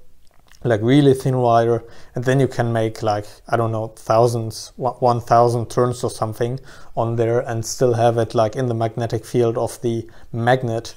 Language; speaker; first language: English; non-native, fluent; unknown